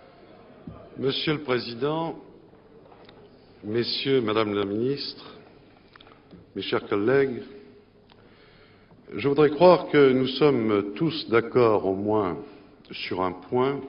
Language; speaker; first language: French; native; French